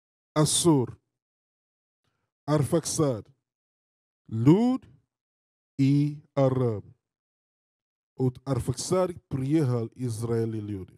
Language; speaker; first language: Russian; non-native, learner; English